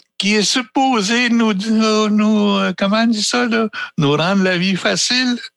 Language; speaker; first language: French; non-native, local second language; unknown